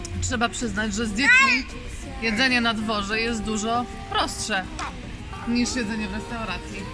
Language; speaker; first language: Polish; native; Polish